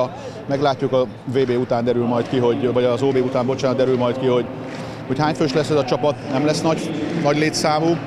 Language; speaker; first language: Hungarian; native; Hungarian